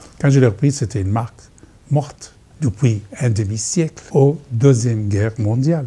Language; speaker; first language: French; non-native, fluent; Arabic